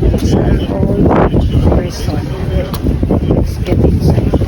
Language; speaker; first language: English; non-native, local second language; Filipino